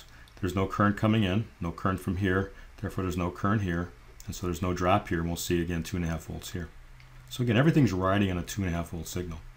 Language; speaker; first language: English; native; English